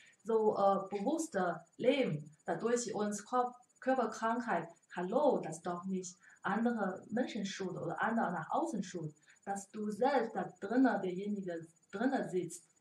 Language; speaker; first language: German; non-native, learner; Chinese